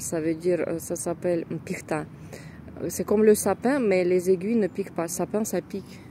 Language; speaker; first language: French; non-native, fluent; Russian